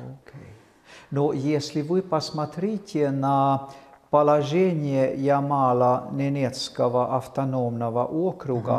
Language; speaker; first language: Russian; non-native, fluent; Swedish